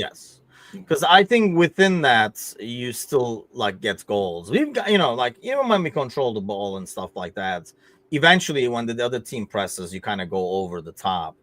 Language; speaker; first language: English; native; English